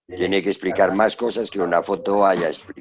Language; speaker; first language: Spanish; native; Spanish